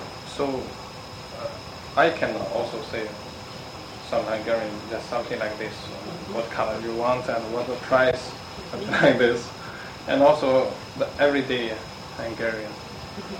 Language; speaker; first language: English; non-native, fluent; Chinese